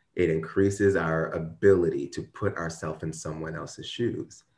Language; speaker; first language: English; native; English